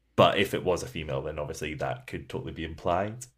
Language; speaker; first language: English; native; English